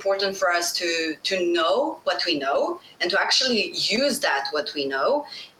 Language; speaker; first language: English; non-native, fluent; Bosnian